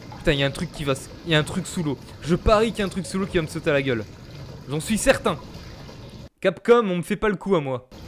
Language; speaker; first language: French; native; French